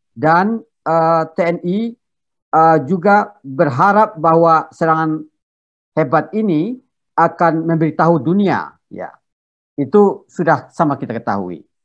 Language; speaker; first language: Indonesian; non-native, local second language; Minangkabau